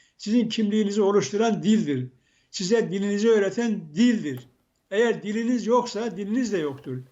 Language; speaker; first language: Turkish; native; Turkish